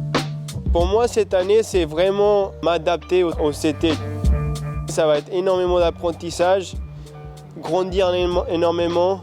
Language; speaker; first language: French; early bilingual, heritage; French